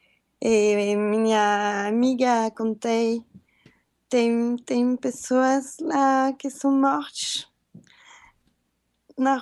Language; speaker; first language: Portuguese; non-native, learner; French